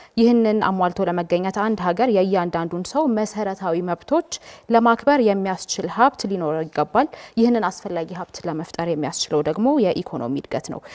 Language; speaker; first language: Amharic; native; Amharic